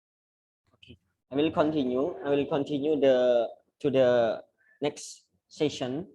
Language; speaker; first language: English; non-native, learner; Indonesian